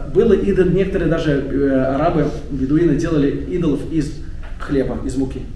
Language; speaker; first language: Russian; non-native, local second language; Tatar